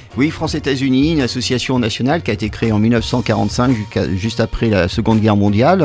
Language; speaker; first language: French; native; French